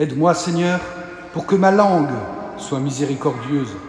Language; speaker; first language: French; native; French